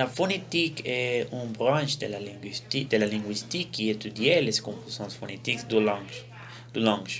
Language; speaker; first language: French; non-native, learner; Spanish